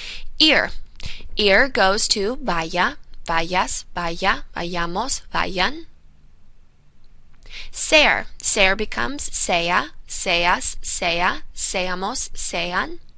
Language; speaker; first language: Spanish; non-native, fluent; English